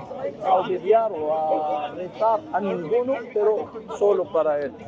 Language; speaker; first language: Spanish; non-native, fluent; Arabic